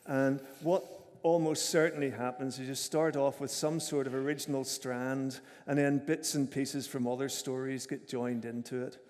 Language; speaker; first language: English; native; English